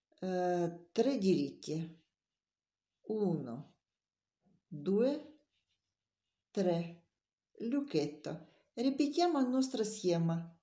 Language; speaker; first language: Italian; non-native, learner; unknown